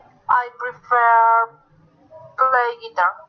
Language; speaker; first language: English; non-native, learner; Spanish